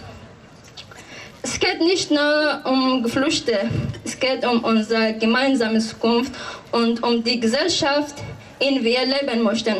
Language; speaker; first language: German; non-native, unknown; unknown